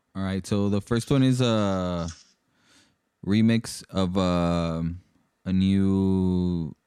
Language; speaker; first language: English; early bilingual, other home language; Spanish